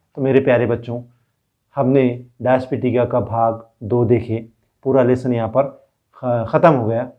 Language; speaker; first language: Hindi; non-native, local second language; Marathi